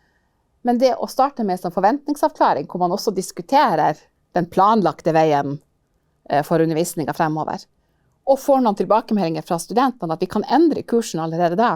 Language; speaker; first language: Norwegian; native; Norwegian